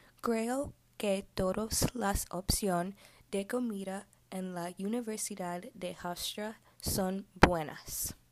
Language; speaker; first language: Spanish; non-native, learner; English